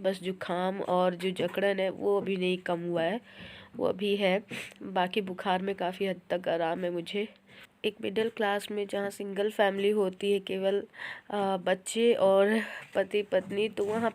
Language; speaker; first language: Hindi; native; Hindi